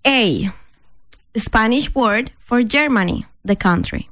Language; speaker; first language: English; non-native, fluent; Spanish